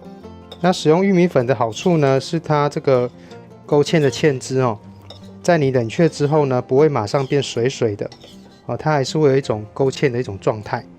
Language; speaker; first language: Chinese; native; Chinese